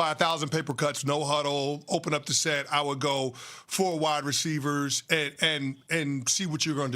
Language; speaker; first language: English; native; English